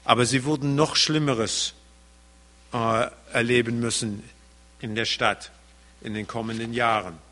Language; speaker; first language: German; early bilingual, heritage; German